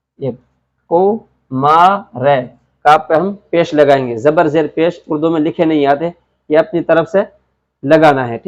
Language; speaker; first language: Hindi; native; Hindi